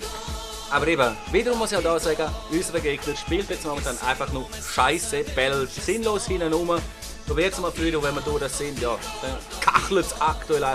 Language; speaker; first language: German; native; German